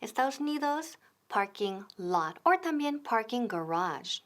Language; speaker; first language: Spanish; non-native, fluent; English